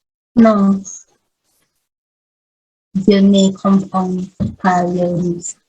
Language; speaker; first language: French; non-native, learner; Vietnamese